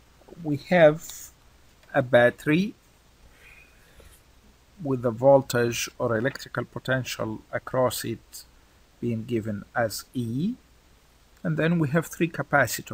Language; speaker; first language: English; non-native, fluent; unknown